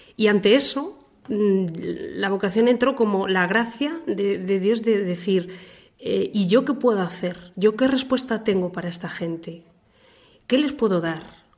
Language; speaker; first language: Spanish; native; Spanish